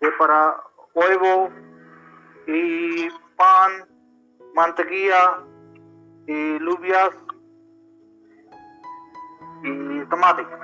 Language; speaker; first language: Spanish; non-native, learner; Punjabi